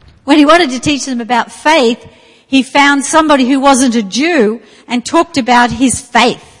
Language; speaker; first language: English; native; English